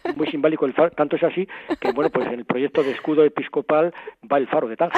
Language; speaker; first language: Spanish; native; Spanish